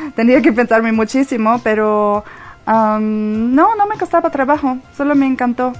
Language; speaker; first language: Spanish; non-native, fluent; German